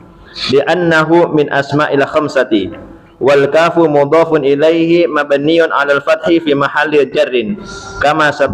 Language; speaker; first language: Arabic; non-native, learner; Indonesian